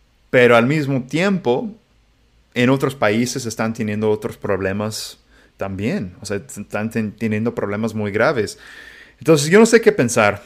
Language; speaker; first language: Spanish; non-native, fluent; English